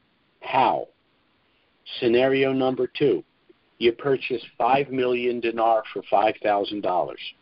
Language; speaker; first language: English; native; English